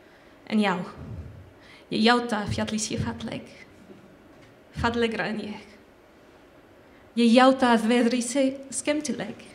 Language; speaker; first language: Icelandic; non-native, learner; French